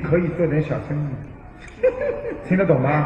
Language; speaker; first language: Chinese; native; Chinese